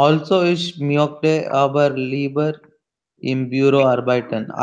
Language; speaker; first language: German; non-native, learner; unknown